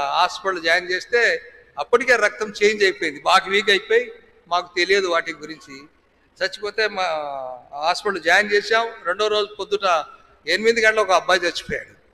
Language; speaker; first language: Telugu; non-native, local second language; Lambadi